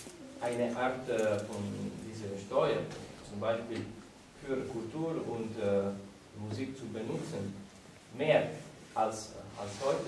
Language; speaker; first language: German; non-native, learner; Italian